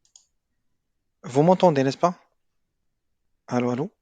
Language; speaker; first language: French; non-native, local second language; Arabic